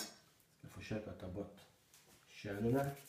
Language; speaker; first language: Swedish; non-native, learner; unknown